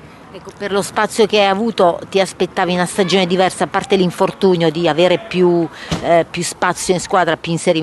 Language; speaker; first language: Italian; native; Italian